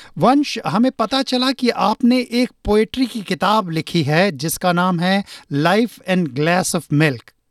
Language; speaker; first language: Hindi; native; Hindi